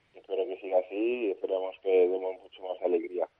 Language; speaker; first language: Spanish; native; Spanish